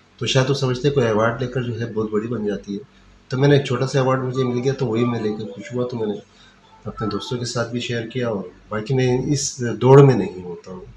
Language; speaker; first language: Urdu; non-native, local second language; Pashto